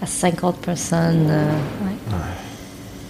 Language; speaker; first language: French; non-native, fluent; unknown